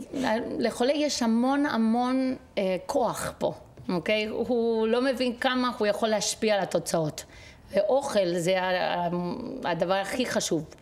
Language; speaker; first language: Hebrew; non-native, fluent; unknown